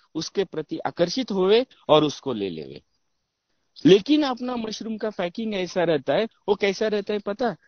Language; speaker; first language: Hindi; non-native, local second language; Marathi